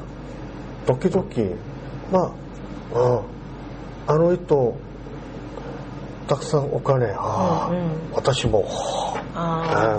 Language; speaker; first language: Japanese; non-native, learner; Korean